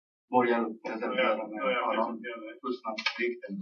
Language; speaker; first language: Swedish; non-native, local second language; Persian